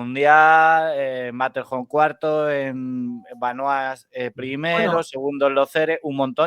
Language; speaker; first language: Spanish; native; Spanish